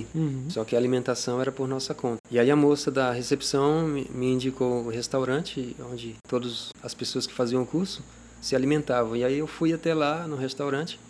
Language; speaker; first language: Portuguese; native; Portuguese